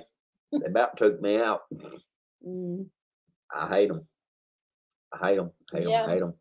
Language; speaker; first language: English; native; English